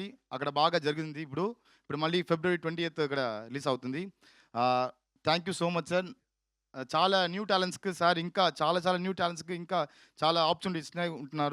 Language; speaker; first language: Telugu; non-native, learner; Tamil